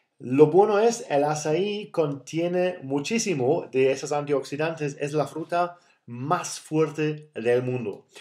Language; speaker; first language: Spanish; non-native, fluent; German